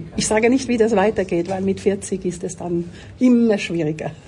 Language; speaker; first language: German; non-native, local second language; French